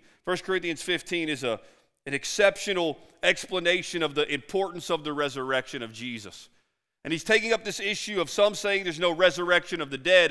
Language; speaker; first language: English; native; English